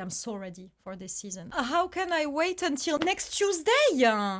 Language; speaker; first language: English; non-native, fluent; French